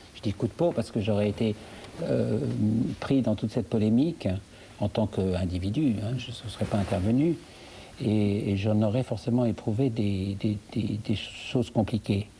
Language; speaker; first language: French; native; French